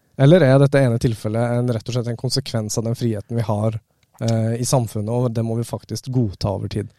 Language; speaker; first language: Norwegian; native; Norwegian